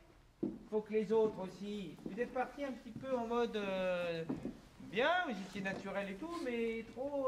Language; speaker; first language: French; native; French